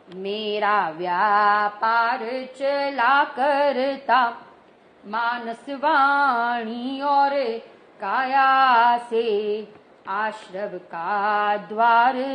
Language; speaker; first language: Hindi; non-native, local second language; Gujarati